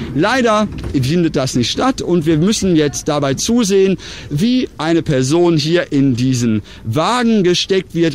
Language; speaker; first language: German; native; German